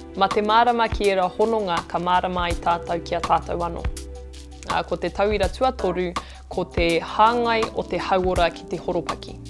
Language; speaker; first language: Māori; native; Māori